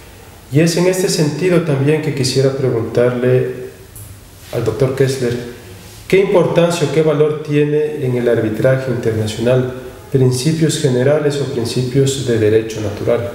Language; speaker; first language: Spanish; native; Spanish